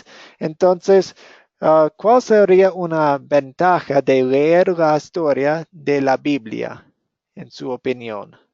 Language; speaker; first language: Spanish; non-native, fluent; English